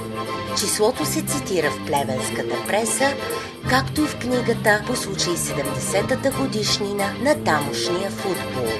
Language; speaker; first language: Bulgarian; native; Bulgarian